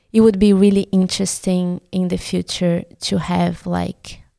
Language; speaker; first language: English; non-native, fluent; Portuguese